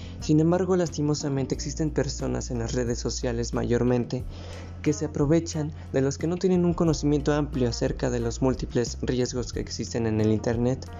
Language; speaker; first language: Spanish; native; Spanish